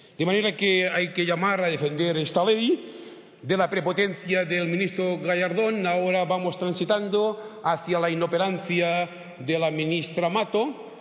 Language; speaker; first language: Spanish; non-native, local second language; Catalan